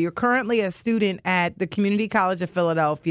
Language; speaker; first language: English; native; English